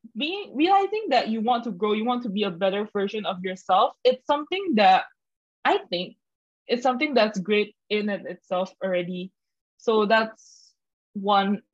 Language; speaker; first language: English; non-native, fluent; Indonesian